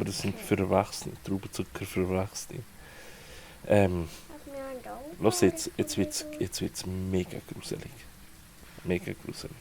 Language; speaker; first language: German; native; German